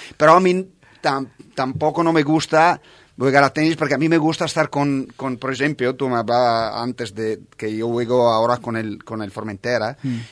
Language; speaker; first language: Spanish; non-native, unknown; Italian